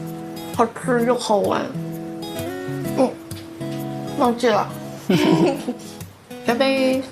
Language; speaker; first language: Chinese; native; Chinese